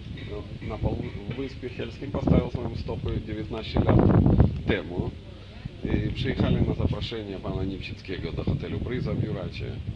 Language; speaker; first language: Polish; non-native, fluent; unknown